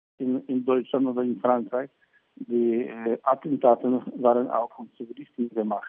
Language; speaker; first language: German; non-native, fluent; Polish